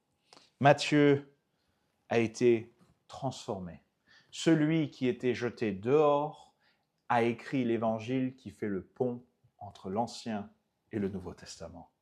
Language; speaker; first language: French; native; French